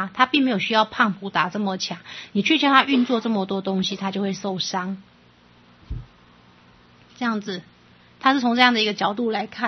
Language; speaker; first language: Chinese; native; Chinese